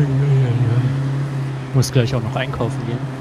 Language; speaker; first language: German; native; German